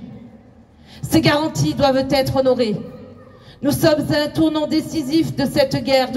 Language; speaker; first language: French; native; French